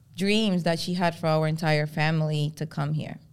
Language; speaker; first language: English; early bilingual, other home language; Spanish